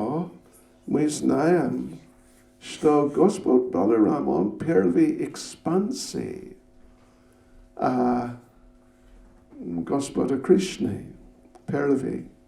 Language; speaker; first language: Russian; non-native, learner; English